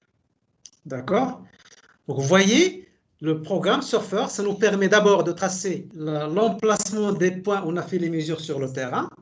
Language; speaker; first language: French; native; French